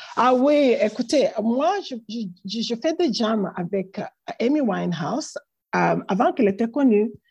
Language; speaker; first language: French; non-native, learner; English